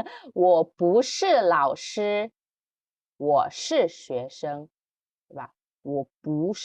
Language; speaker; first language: Chinese; non-native, fluent; Indonesian